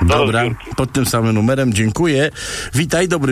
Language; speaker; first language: Polish; native; Polish